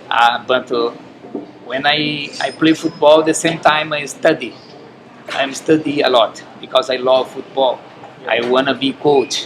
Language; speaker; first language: English; non-native, learner; Portuguese